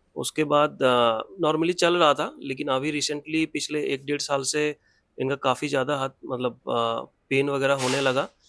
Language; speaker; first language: Hindi; non-native, local second language; Bangla